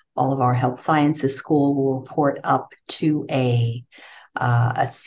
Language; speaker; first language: English; native; English